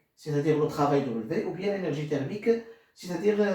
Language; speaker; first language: French; non-native, local second language; Arabic